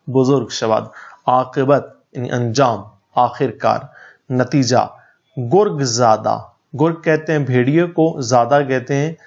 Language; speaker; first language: Urdu; native; Urdu